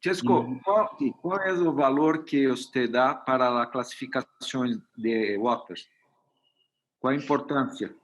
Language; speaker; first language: Spanish; non-native, fluent; Portuguese